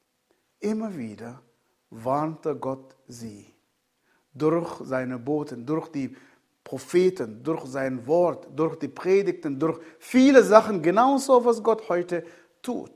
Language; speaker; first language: German; non-native, fluent; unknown